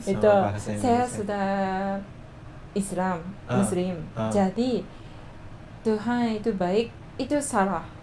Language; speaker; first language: Indonesian; non-native, learner; Japanese